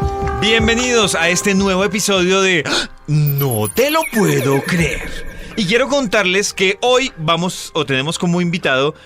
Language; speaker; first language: Spanish; native; Spanish